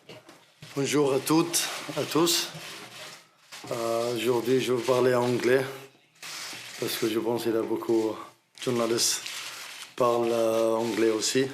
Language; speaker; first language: French; non-native, learner; Arabic